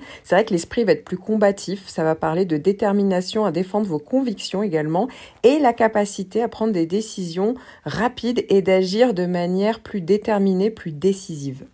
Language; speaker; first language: French; native; French